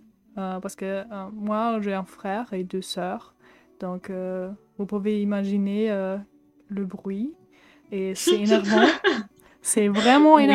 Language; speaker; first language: French; non-native, fluent; German